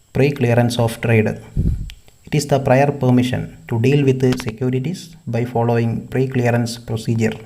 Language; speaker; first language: English; non-native, local second language; Malayalam